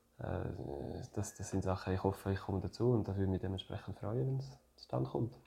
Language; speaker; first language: German; non-native, fluent; French